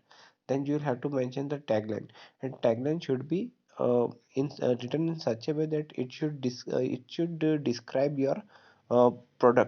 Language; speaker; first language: English; non-native, local second language; Hindi